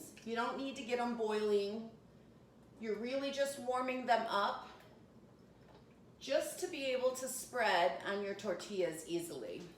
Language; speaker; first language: English; native; English